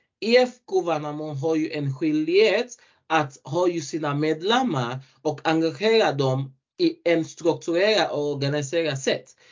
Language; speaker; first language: Swedish; non-native, fluent; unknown